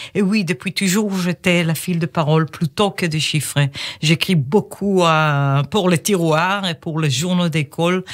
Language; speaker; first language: French; non-native, fluent; Hebrew